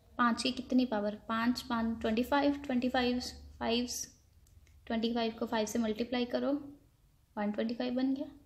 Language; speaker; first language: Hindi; non-native, local second language; Punjabi